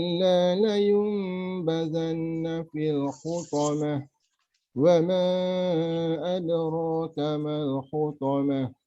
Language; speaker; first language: Arabic; non-native, learner; Malay